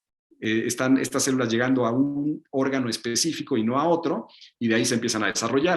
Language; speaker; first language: Spanish; native; Spanish